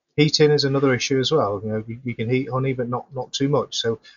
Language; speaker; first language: English; native; English